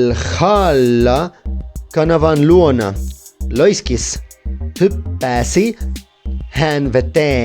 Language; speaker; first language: Finnish; non-native, learner; Spanish